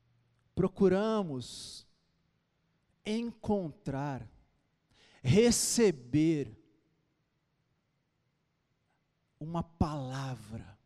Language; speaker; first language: Portuguese; native; Portuguese